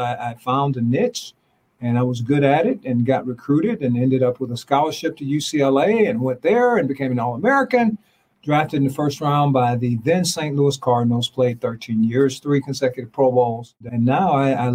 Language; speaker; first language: English; early bilingual, other home language; Spanish